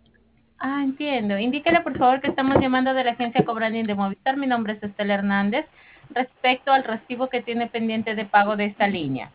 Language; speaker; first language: Spanish; native; Spanish